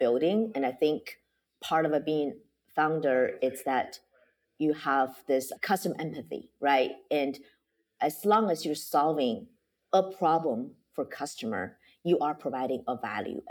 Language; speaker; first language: English; non-native, fluent; Chinese